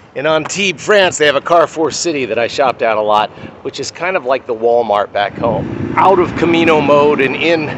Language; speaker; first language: English; native; English